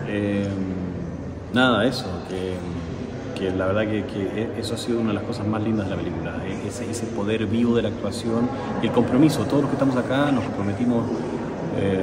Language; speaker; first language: Spanish; native; Spanish